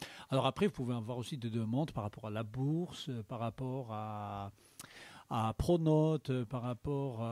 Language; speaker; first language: French; native; French